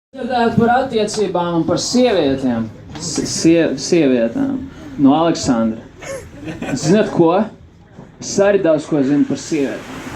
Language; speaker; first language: Latvian; non-native, local second language; Russian